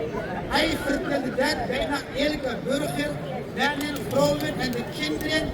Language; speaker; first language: Dutch; non-native, local second language; Uyghur